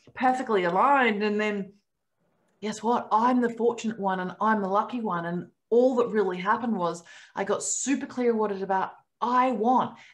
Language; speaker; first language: English; native; English